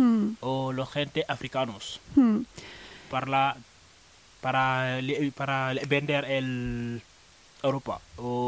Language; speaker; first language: Spanish; non-native, learner; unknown